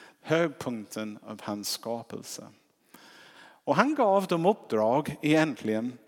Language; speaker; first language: Swedish; non-native, fluent; English